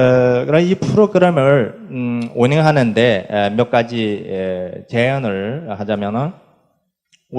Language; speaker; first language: Korean; non-native, fluent; Chinese